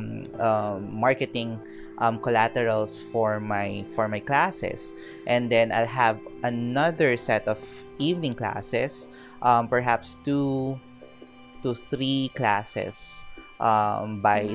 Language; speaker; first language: English; non-native, local second language; Filipino